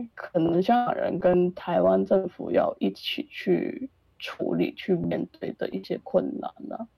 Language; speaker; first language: Chinese; non-native, local second language; Cantonese